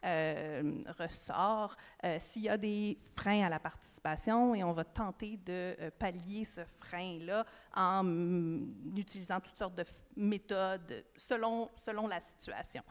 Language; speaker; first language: French; native; French